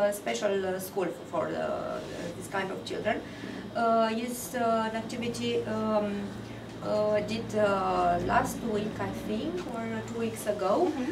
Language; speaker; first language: English; non-native, fluent; Romanian